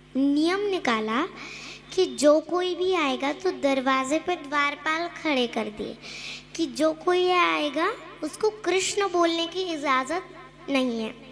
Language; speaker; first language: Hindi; non-native, local second language; Marathi